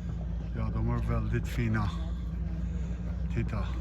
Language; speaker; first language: Swedish; early bilingual, heritage; Swedish